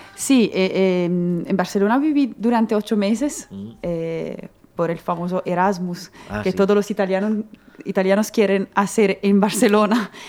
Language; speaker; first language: Spanish; non-native, learner; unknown